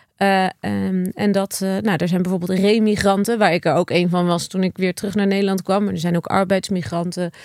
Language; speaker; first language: Dutch; native; Dutch